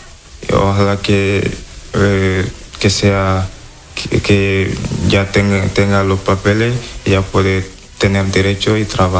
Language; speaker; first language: Spanish; non-native, learner; Wolof